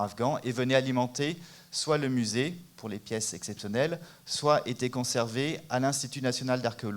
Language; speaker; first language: French; native; French